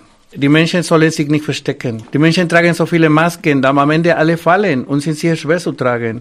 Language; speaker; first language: German; non-native, fluent; Spanish